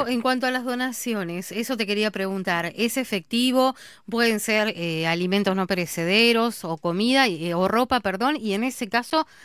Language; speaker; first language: Spanish; native; Spanish